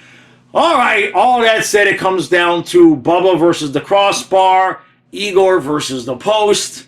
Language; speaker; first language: English; native; English